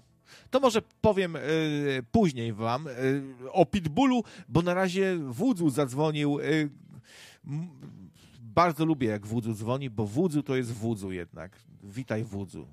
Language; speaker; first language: Polish; native; Polish